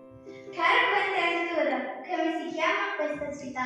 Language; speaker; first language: Italian; non-native, learner; Croatian